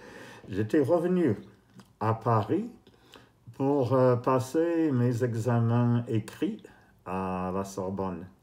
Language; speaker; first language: French; non-native, fluent; English